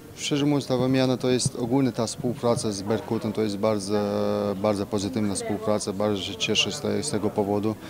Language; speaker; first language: Polish; non-native, fluent; Russian